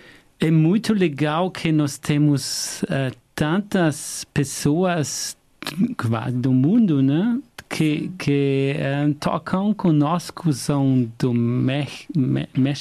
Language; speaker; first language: Portuguese; non-native, fluent; German